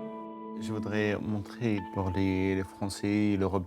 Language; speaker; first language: French; non-native, learner; Arabic